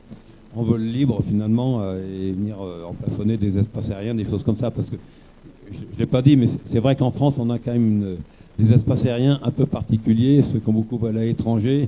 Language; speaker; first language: French; native; French